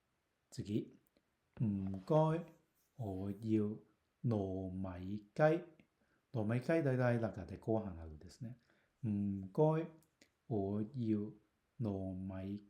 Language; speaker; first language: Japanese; non-native, fluent; Cantonese